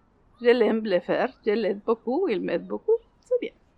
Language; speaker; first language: French; non-native, learner; Spanish